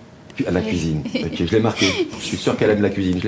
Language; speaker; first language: French; native; French